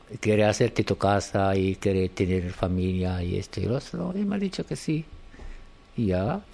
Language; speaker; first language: Spanish; non-native, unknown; Arabic